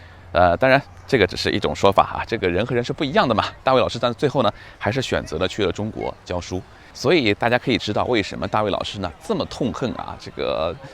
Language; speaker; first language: Chinese; native; Chinese